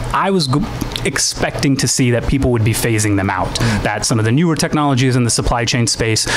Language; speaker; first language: English; native; English